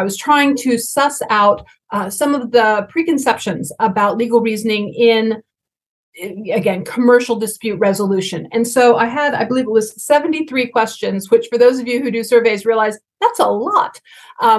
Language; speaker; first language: English; native; English